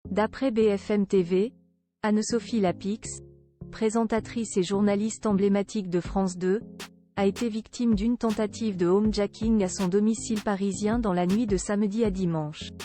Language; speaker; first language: French; native; French